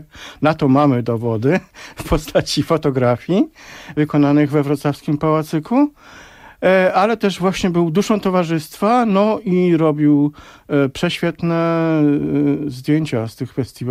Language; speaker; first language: Polish; native; Polish